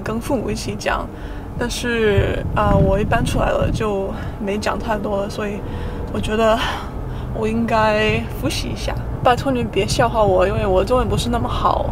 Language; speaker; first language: Chinese; early bilingual, heritage; Chinese